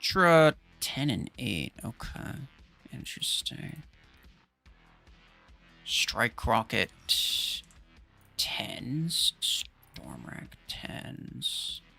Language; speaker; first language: English; native; English